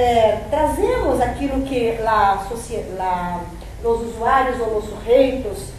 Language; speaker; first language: Spanish; non-native, fluent; Portuguese